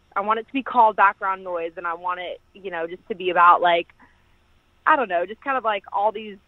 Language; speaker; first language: English; native; English